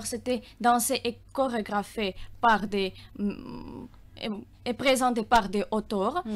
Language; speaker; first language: French; non-native, learner; Russian